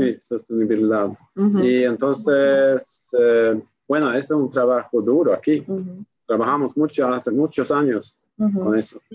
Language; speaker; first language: Spanish; non-native, fluent; Swedish